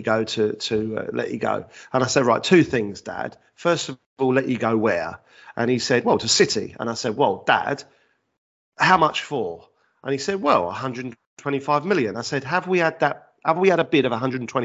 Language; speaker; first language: English; native; English